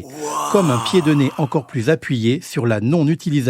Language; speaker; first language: French; native; French